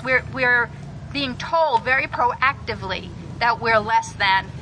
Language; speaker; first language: English; early bilingual, other home language; Spanish